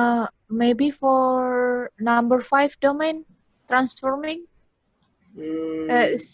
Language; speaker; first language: English; non-native, learner; Indonesian